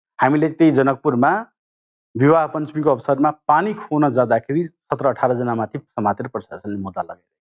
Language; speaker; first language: Nepali; non-native, local second language; Maithili